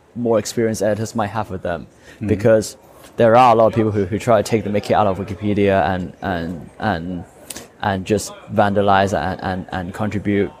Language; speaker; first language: English; non-native, local second language; Cantonese